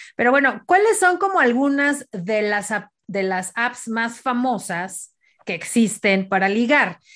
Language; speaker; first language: Spanish; native; Spanish